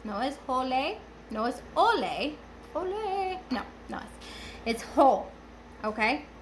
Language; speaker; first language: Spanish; non-native, learner; English